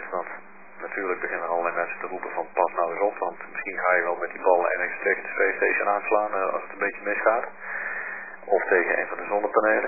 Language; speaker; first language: Dutch; native; Dutch